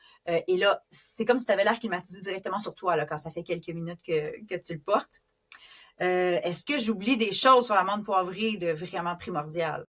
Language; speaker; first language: French; native; French